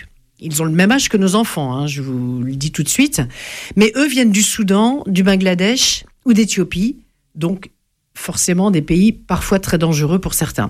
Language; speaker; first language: French; native; French